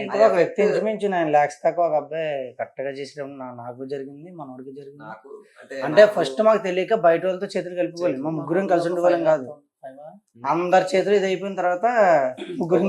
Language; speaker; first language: Telugu; native; Telugu